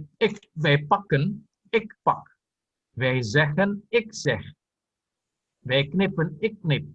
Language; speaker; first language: Dutch; non-native, fluent; Indonesian